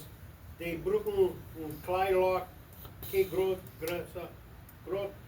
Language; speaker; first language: German; early bilingual, heritage; Low German